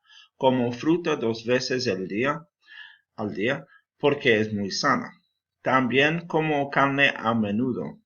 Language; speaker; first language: Spanish; non-native, fluent; English